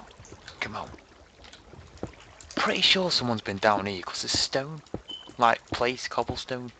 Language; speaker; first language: English; native; English